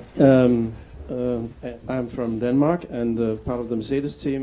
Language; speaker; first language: English; non-native, fluent; Danish